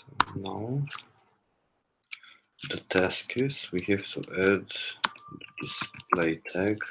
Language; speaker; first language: English; non-native, fluent; Korean